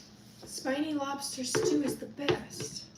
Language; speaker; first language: English; native; English